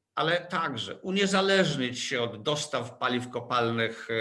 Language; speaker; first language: Polish; native; Polish